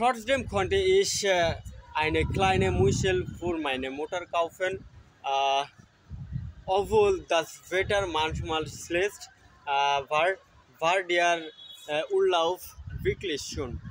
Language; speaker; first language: German; non-native, learner; Bangla